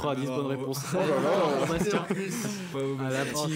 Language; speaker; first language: French; native; French